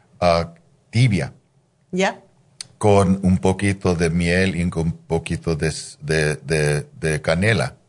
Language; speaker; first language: Spanish; non-native, fluent; English